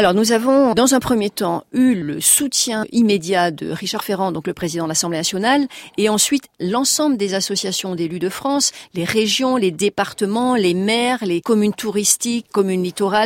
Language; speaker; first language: French; native; French